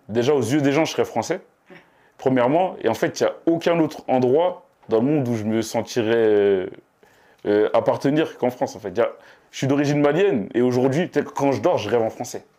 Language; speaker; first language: French; native; French